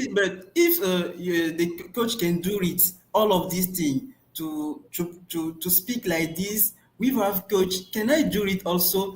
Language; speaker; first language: English; non-native, learner; French